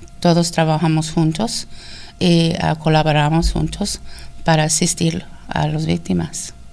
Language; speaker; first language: Spanish; early bilingual, heritage; Spanish